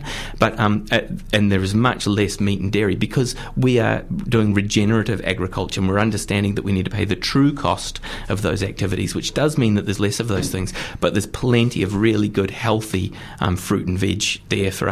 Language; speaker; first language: English; native; English